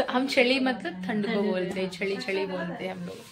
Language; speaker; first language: Hindi; non-native, fluent; Kannada